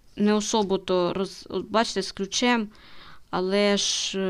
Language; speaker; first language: Ukrainian; native; Ukrainian